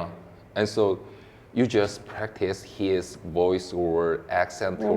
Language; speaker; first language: English; non-native, learner; Korean